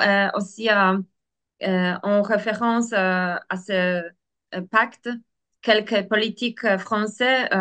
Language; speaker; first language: French; non-native, learner; Polish